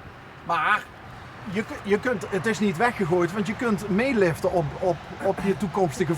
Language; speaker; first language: Dutch; native; Dutch